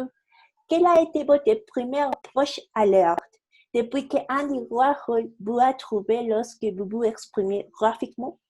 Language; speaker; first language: French; non-native, learner; Spanish